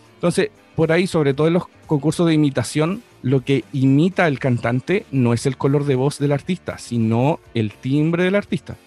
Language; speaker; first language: Spanish; native; Spanish